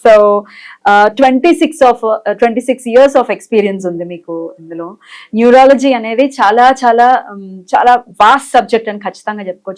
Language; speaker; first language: Telugu; native; Telugu